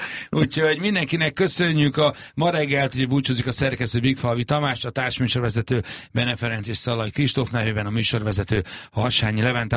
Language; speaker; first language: Hungarian; native; Hungarian